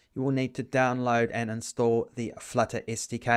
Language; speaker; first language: English; native; English